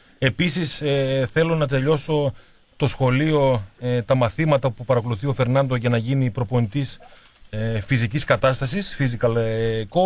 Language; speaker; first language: Greek; native; Greek